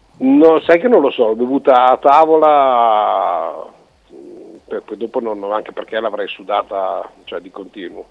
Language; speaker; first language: Italian; native; Italian